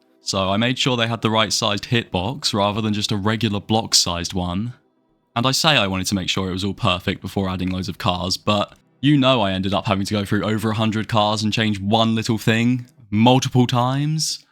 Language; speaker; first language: English; native; English